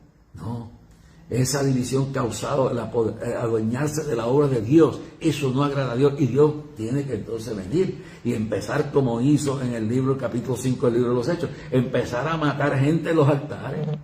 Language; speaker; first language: Spanish; native; Spanish